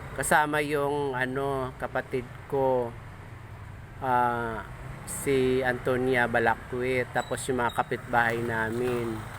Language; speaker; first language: Filipino; non-native, local second language; Cebuano